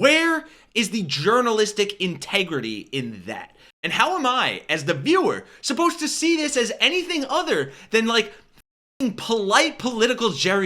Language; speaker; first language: English; native; English